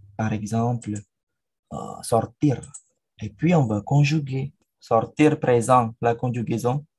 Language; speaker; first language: French; non-native, fluent; Indonesian